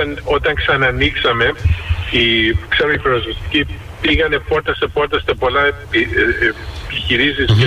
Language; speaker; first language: Greek; early bilingual, heritage; Greek